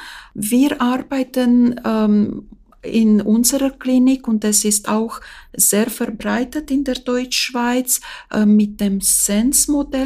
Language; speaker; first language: German; non-native, fluent; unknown